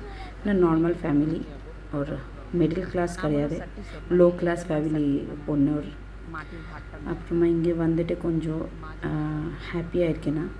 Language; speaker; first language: Tamil; non-native, local second language; Bangla